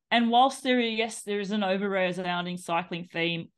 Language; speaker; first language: English; native; English